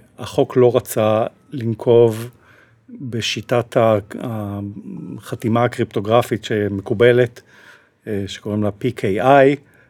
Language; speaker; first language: Hebrew; native; Hebrew